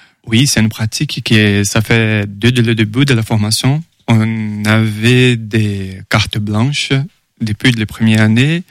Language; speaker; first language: French; non-native, fluent; Portuguese